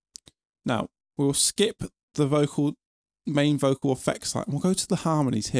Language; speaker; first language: English; native; English